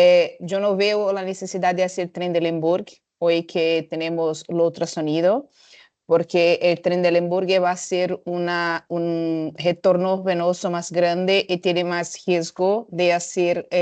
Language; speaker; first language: Spanish; non-native, fluent; Portuguese